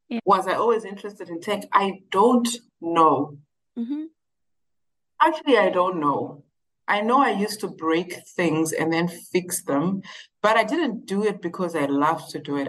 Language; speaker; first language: English; non-native, local second language; Shona